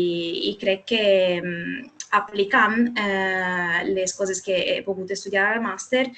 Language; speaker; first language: Catalan; non-native, fluent; Italian